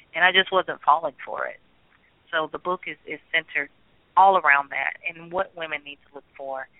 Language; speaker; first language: English; native; English